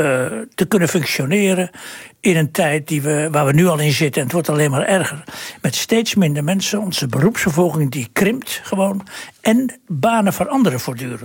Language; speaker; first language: Dutch; native; Dutch